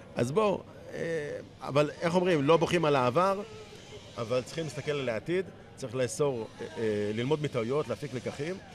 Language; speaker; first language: Hebrew; native; Hebrew